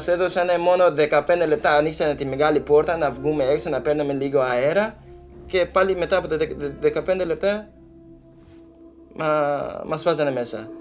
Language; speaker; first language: Greek; non-native, learner; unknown